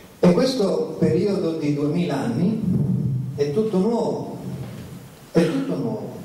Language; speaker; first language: Italian; early bilingual, heritage; Italian